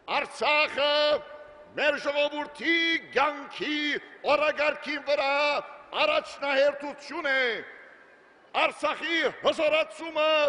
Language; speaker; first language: Armenian; native; Armenian